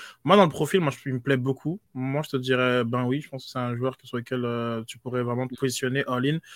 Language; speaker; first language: French; native; French